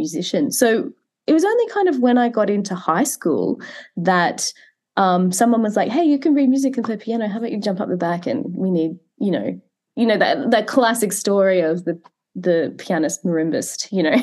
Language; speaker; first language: English; native; English